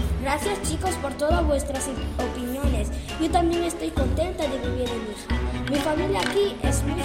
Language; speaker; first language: Spanish; early bilingual, other home language; Arabic